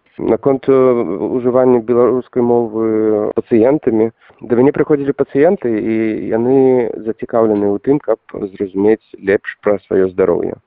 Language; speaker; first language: Belarusian; non-native, local second language; Russian